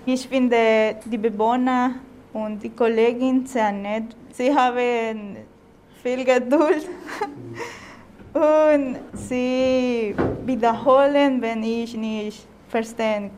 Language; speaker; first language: German; non-native, fluent; Spanish